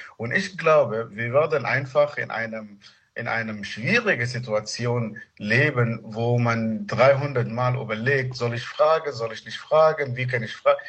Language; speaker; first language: German; non-native, fluent; Arabic